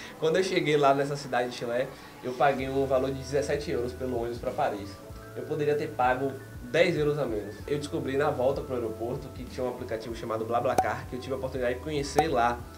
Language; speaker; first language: Portuguese; native; Portuguese